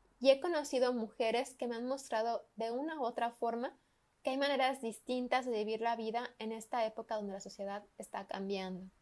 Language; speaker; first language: Spanish; native; Spanish